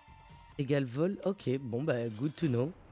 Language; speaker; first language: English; non-native, learner; French